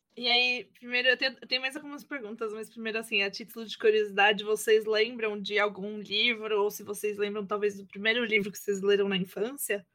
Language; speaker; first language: Portuguese; early bilingual, other home language; Spanish